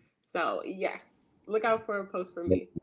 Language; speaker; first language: English; native; English